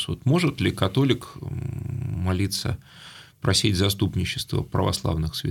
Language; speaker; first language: Russian; native; Russian